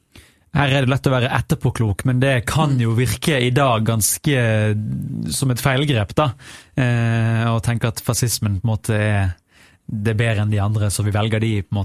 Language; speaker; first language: Norwegian; native; Norwegian